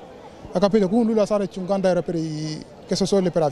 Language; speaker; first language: Italian; non-native, learner; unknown